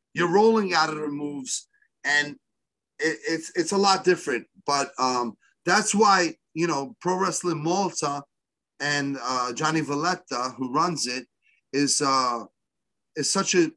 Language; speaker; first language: English; native; English